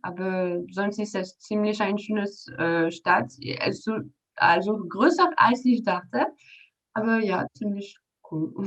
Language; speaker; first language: German; non-native, learner; French